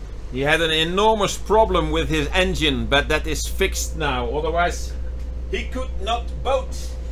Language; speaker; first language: English; non-native, fluent; Dutch